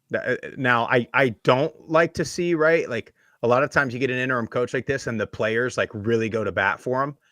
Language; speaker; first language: English; native; English